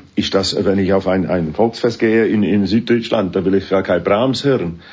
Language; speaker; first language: German; non-native, fluent; English